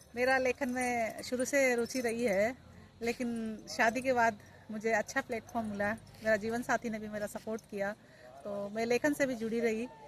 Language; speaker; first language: Hindi; non-native, local second language; Rajasthani